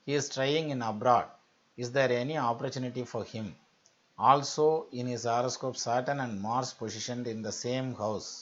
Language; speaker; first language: English; non-native, local second language; Tamil